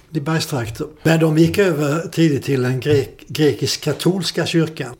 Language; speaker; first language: Swedish; native; Swedish